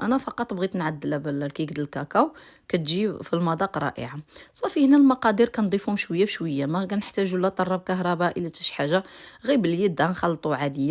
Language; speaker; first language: Arabic; native; Arabic